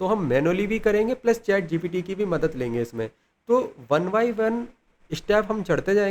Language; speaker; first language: Hindi; native; Hindi